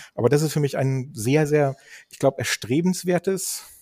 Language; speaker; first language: German; native; German